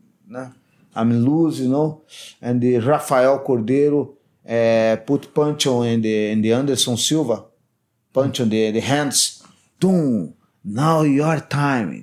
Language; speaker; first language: English; non-native, learner; Portuguese